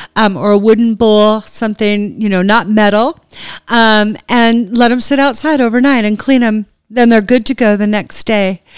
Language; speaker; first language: English; native; English